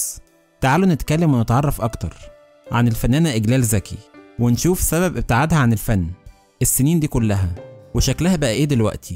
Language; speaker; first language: Arabic; native; Arabic